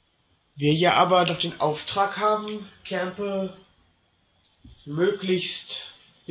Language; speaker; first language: German; native; German